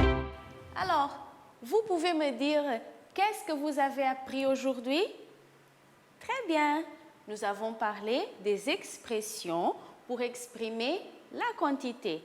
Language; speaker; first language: French; non-native, fluent; Portuguese